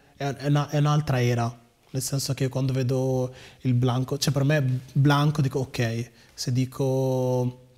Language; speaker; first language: Italian; early bilingual, other home language; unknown